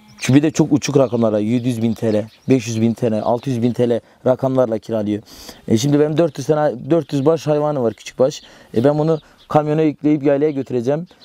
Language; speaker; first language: Turkish; non-native, local second language; Kurdish